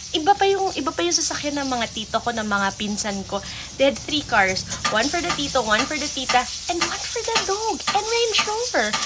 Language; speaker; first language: Filipino; native; Filipino